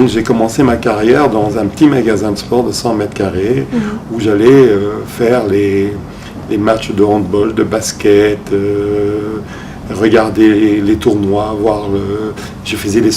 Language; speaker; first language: French; non-native, local second language; Arabic